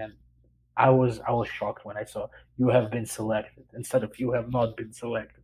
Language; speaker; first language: English; non-native, fluent; Ukrainian